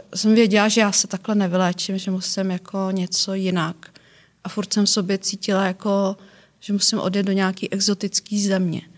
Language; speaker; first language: Czech; native; Czech